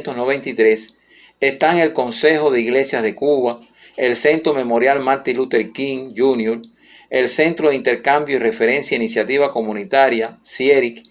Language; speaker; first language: Spanish; native; Spanish